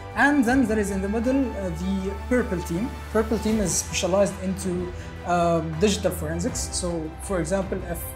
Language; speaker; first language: English; early bilingual, other home language; Arabic